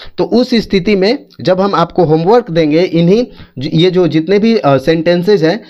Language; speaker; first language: Hindi; native; Hindi